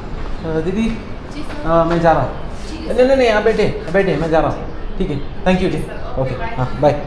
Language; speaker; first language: Hindi; non-native, local second language; Malayalam